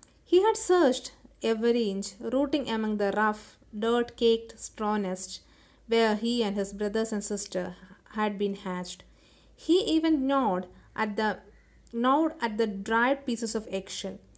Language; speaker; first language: English; non-native, local second language; Malayalam